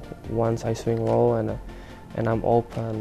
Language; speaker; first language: English; non-native, fluent; Czech